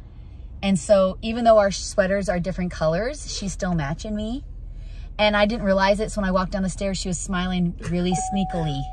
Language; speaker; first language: English; native; English